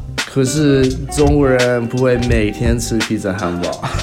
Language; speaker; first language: Chinese; early bilingual, heritage; Chinese